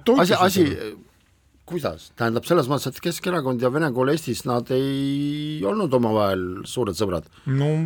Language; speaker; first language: Estonian; non-native, local second language; Russian